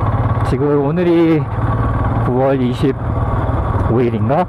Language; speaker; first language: Korean; native; Korean